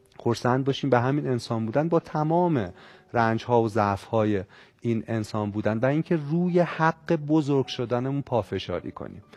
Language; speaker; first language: Persian; native; Persian